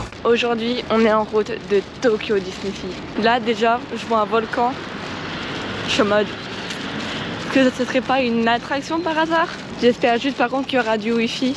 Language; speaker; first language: French; native; French